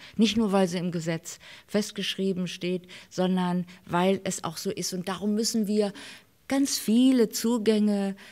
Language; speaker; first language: German; native; German